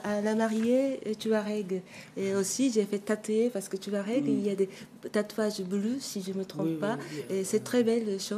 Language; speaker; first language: French; non-native, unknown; Japanese